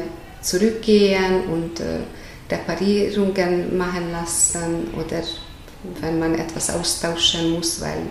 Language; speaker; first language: German; non-native, fluent; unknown